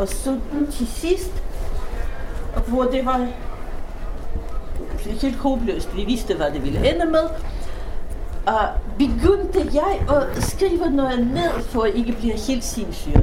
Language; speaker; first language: Danish; non-native, fluent; Russian